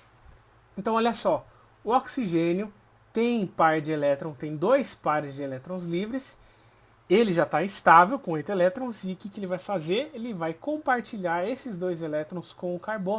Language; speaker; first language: Portuguese; native; Portuguese